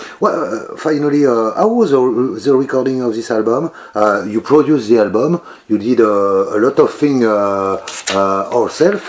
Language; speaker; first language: English; non-native, learner; French